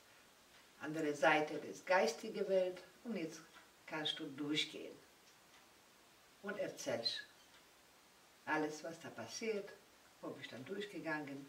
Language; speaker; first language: German; non-native, learner; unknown